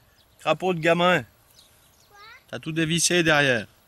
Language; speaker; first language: French; native; French